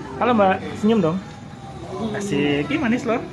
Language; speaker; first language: Indonesian; native; Indonesian